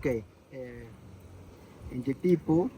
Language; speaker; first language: English; non-native, learner; Portuguese